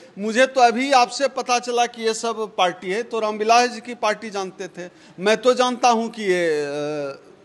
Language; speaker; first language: Hindi; native; Hindi